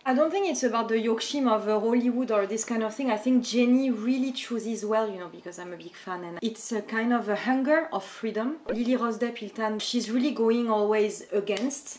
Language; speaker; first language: English; non-native, fluent; French